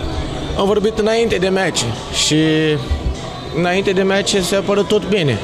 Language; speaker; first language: Romanian; non-native, learner; Portuguese